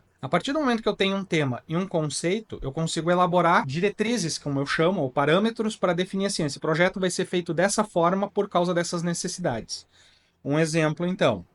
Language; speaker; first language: Portuguese; native; Portuguese